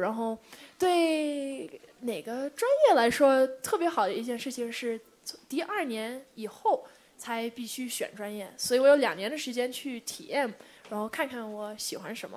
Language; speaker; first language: Chinese; early bilingual, heritage; Chinese